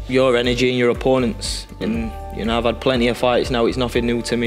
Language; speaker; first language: English; native; English